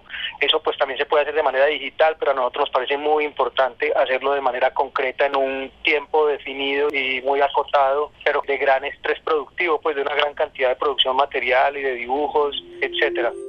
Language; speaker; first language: Spanish; native; Spanish